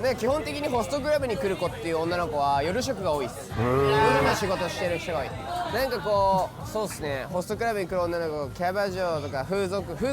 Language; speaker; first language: Japanese; native; Japanese